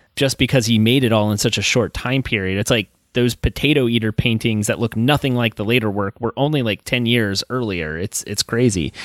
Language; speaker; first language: English; native; English